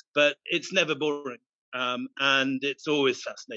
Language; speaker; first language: English; native; English